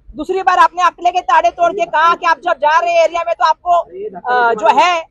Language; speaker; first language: Hindi; non-native, local second language; Marathi